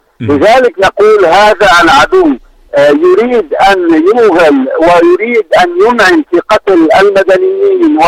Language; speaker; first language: Arabic; native; Arabic